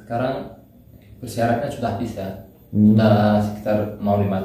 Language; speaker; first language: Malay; non-native, learner; Turkish